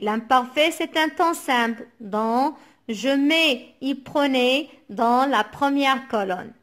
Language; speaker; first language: French; non-native, local second language; Arabic